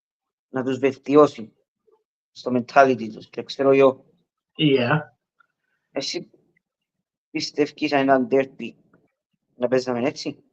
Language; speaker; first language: Greek; early bilingual, heritage; Greek